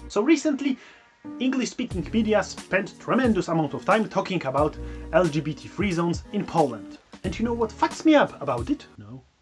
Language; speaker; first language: English; non-native, fluent; Polish